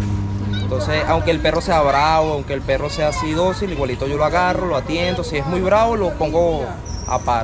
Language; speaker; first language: Spanish; native; Spanish